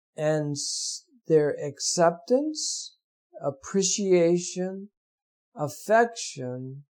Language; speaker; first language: English; native; English